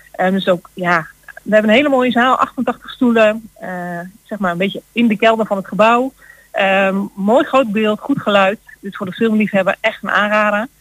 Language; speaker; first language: Dutch; native; Dutch